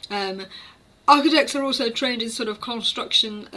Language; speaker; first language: English; native; English